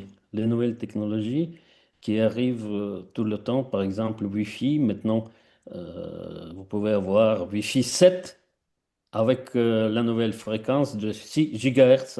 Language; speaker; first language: French; non-native, fluent; Russian